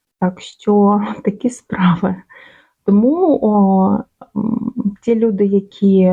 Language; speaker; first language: Ukrainian; non-native, local second language; Russian